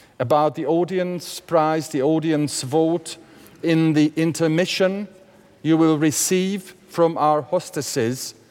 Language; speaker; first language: English; non-native, fluent; Hungarian